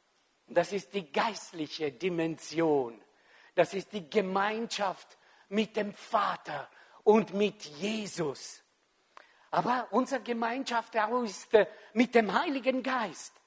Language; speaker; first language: German; non-native, fluent; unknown